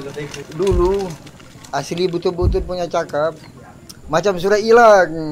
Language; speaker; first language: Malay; non-native, local second language; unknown